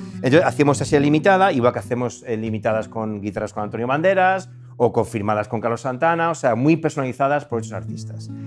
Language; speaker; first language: Spanish; early bilingual, heritage; Spanish